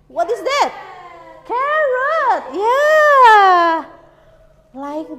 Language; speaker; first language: English; non-native, learner; Indonesian